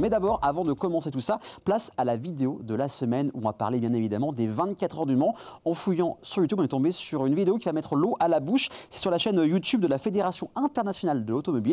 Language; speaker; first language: French; native; French